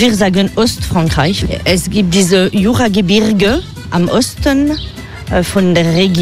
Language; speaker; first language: German; non-native, learner; French